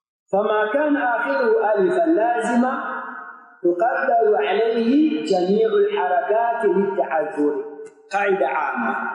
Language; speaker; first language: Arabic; non-native, fluent; Swahili